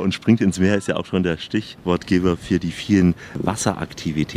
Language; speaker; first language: German; native; German